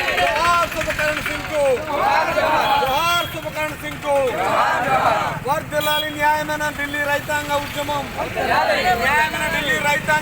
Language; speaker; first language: Telugu; native; Telugu